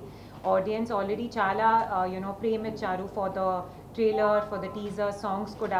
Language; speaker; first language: Telugu; non-native, learner; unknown